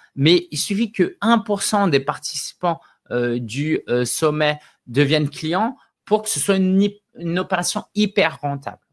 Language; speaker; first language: French; native; French